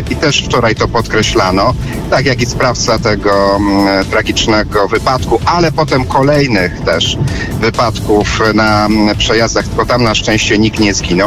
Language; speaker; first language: Polish; native; Polish